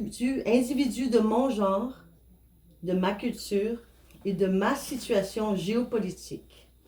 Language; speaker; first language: French; non-native, fluent; Spanish